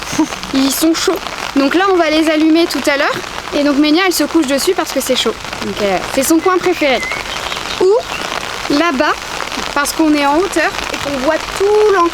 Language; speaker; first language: French; native; French